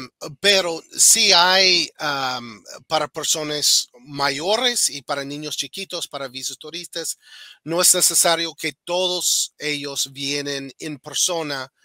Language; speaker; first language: Spanish; non-native, fluent; English